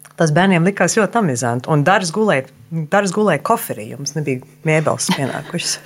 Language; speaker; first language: Latvian; early bilingual, heritage; Latvian